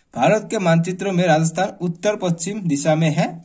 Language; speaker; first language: Hindi; non-native, local second language; Assamese